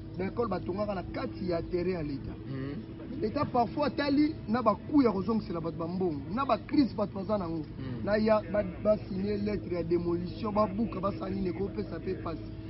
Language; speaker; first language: Lingala; native; Lingala